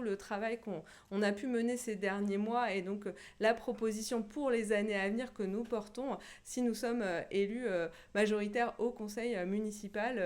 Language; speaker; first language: French; native; French